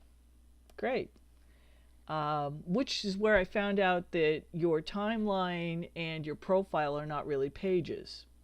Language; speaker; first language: English; native; English